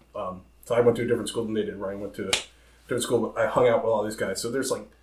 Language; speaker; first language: English; native; English